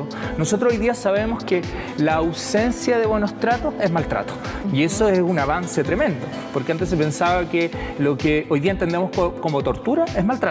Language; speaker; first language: Spanish; native; Spanish